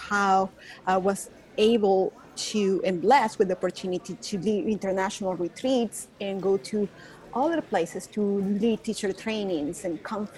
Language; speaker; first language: English; non-native, fluent; Spanish